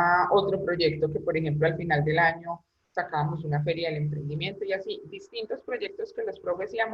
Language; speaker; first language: Spanish; native; Spanish